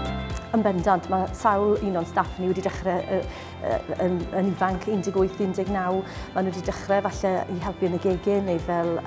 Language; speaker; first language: Welsh; native; Welsh